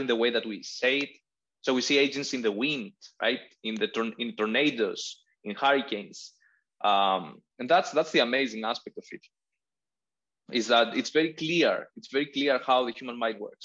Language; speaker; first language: English; non-native, fluent; Greek